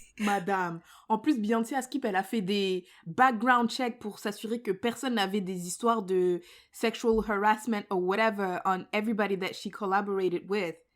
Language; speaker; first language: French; native; French